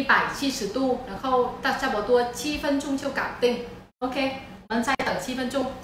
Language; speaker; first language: Chinese; non-native, fluent; Vietnamese